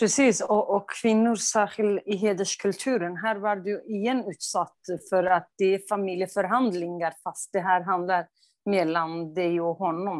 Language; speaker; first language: Swedish; non-native, fluent; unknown